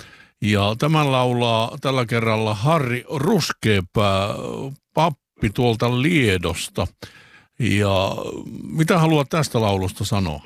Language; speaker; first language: Finnish; native; Finnish